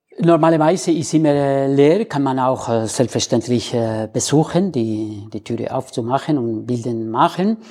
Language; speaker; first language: German; non-native, fluent; Spanish